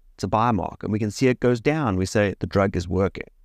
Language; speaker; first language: English; native; English